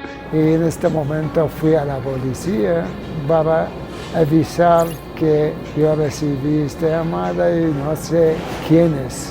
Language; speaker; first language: Spanish; non-native, fluent; Arabic